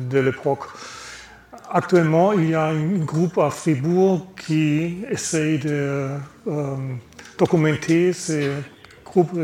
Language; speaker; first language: French; non-native, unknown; German